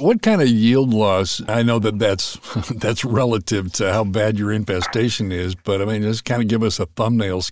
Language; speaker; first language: English; native; English